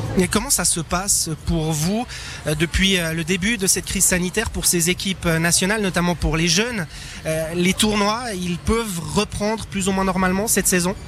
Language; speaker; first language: French; native; French